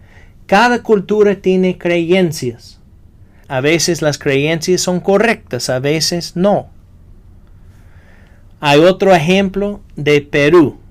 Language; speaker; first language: Spanish; non-native, fluent; English